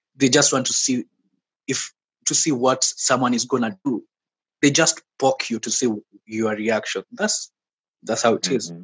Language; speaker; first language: English; non-native, local second language; Swahili